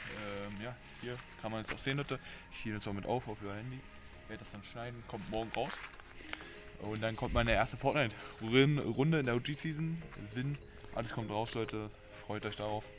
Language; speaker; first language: German; native; German